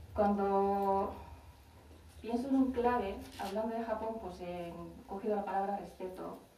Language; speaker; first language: Spanish; non-native, fluent; Japanese